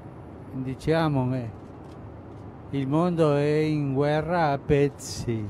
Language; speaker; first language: Italian; non-native, fluent; Spanish